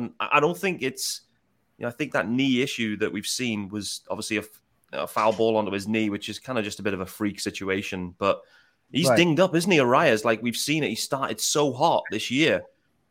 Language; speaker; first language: English; native; English